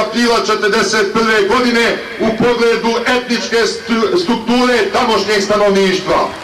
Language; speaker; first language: Bosnian; native; Bosnian